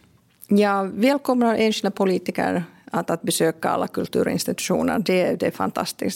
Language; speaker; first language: Swedish; non-native, local second language; Finnish